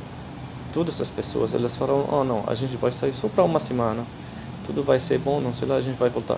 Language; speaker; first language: Portuguese; non-native, fluent; Arabic